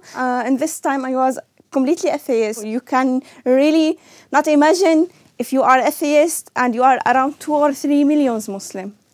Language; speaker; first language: English; non-native, learner; Arabic